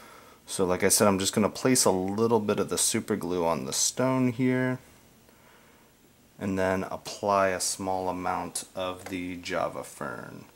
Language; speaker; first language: English; native; English